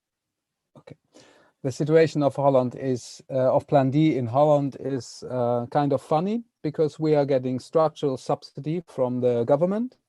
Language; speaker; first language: English; non-native, fluent; Dutch